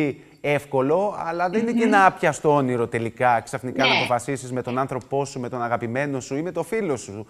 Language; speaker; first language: Greek; native; Greek